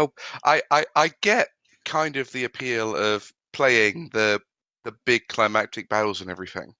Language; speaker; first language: English; native; English